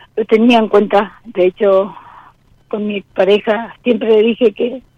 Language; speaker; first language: Spanish; native; Spanish